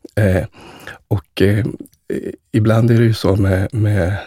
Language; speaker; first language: Swedish; early bilingual, other home language; Spanish